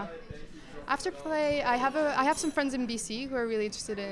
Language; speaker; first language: English; non-native, fluent; Spanish